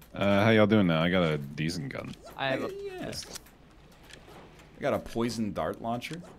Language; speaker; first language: English; native; English